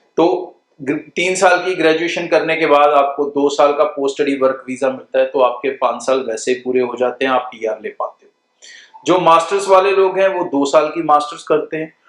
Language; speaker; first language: Hindi; non-native, local second language; Punjabi